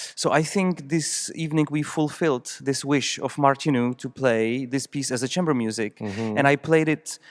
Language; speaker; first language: English; non-native, fluent; Czech